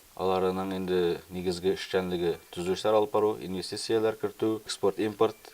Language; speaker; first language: Tatar; early bilingual, heritage; Tatar